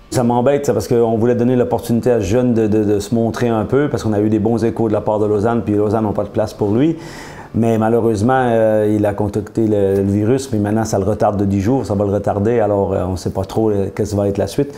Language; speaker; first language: French; native; French